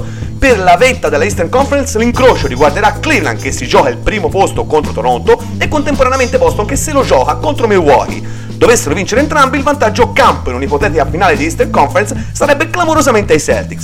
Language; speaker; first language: Italian; native; Italian